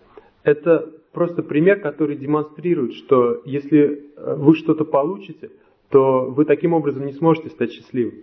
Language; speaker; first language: Russian; native; Russian